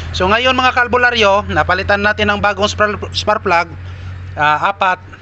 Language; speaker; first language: Filipino; native; Filipino